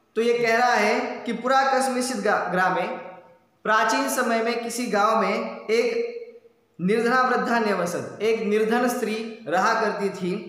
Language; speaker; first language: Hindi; non-native, local second language; Marathi